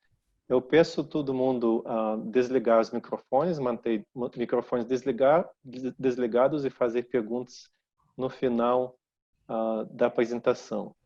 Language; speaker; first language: Portuguese; non-native, fluent; Russian